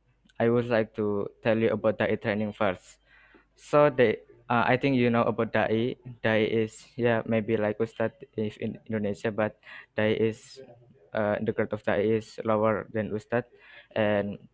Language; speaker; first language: English; non-native, learner; Indonesian